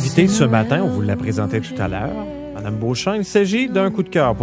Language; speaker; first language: French; native; French